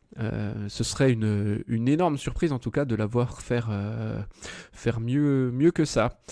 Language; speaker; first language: French; native; French